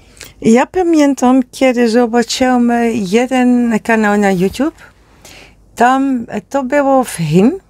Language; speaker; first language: Polish; non-native, learner; Dutch